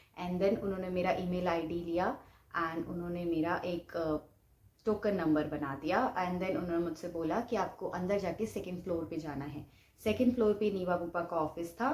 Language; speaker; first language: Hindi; non-native, local second language; Bangla